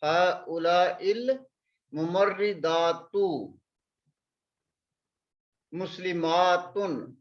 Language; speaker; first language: Arabic; non-native, fluent; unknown